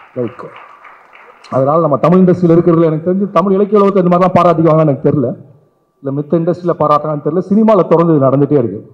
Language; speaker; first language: Tamil; native; Tamil